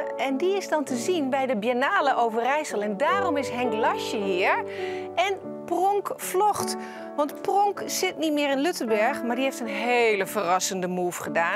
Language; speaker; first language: Dutch; native; Dutch